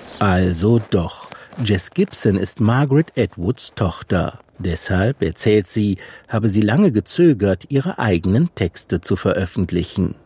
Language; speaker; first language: German; native; German